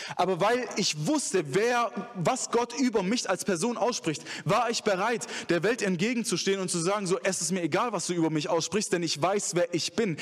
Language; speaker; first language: German; early bilingual, other home language; Arabic